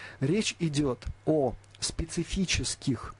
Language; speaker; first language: Russian; native; Russian